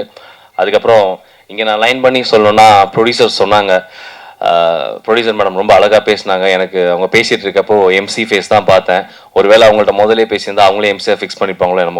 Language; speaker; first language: Tamil; native; Tamil